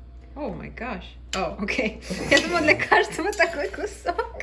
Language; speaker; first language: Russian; early bilingual, other home language; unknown